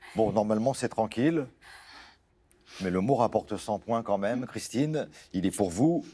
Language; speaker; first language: French; native; French